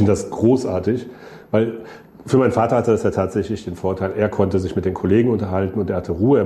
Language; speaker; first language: German; native; German